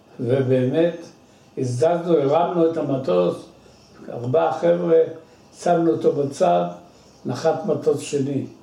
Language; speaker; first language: Hebrew; native; Hebrew